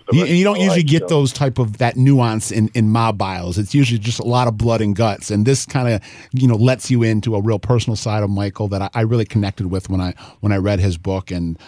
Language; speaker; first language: English; native; English